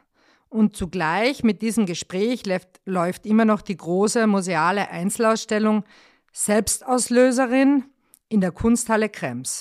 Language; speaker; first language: German; native; German